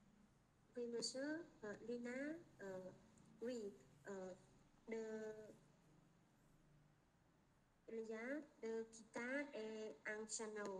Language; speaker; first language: French; non-native, learner; Khmer